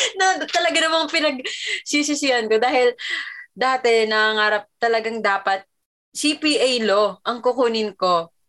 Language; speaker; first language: Filipino; native; Filipino